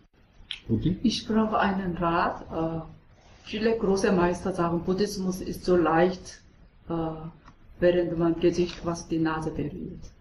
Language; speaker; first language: German; non-native, fluent; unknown